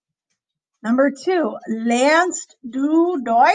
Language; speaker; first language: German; non-native, fluent; English